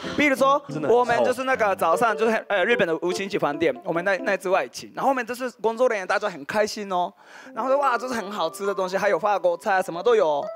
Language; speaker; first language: Chinese; non-native, fluent; Korean